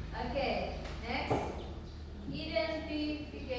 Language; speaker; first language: English; non-native, learner; Indonesian